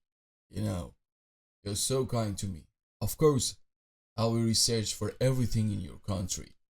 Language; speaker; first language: English; non-native, fluent; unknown